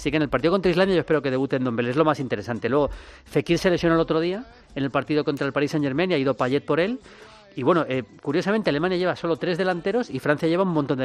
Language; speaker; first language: Spanish; native; Spanish